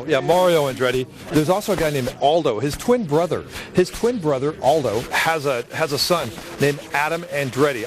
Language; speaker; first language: English; native; English